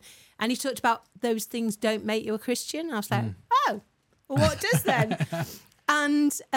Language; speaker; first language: English; native; English